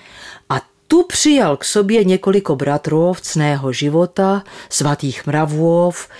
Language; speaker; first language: Czech; native; Czech